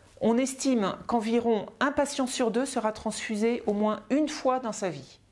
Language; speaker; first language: French; native; French